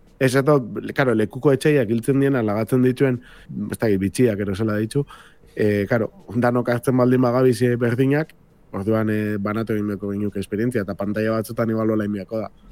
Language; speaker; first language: Basque; native; Basque